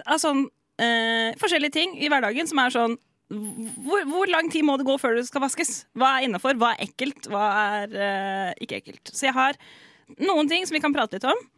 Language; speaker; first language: Norwegian; native; Norwegian